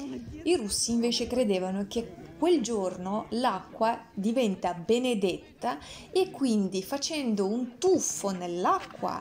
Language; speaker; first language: Italian; non-native, fluent; Russian